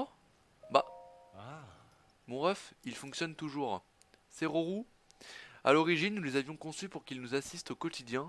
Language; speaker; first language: French; native; French